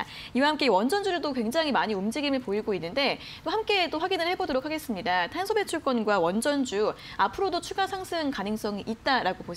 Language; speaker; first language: Korean; native; Korean